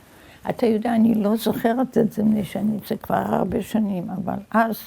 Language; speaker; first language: Hebrew; early bilingual, other home language; Yiddish